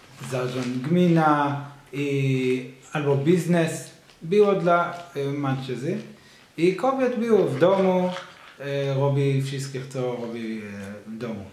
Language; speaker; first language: Polish; non-native, learner; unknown